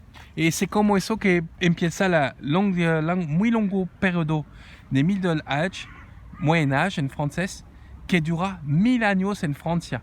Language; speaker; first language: Spanish; non-native, learner; French